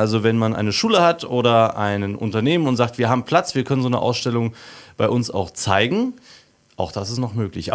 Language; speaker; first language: German; native; German